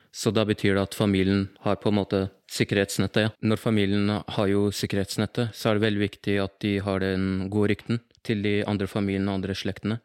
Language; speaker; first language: Norwegian; early bilingual, other home language; Arabic